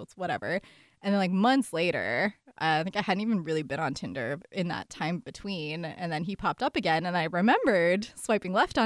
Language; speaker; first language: English; native; English